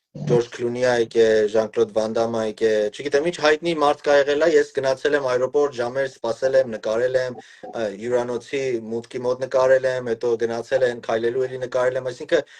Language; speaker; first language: Armenian; early bilingual, heritage; Armenian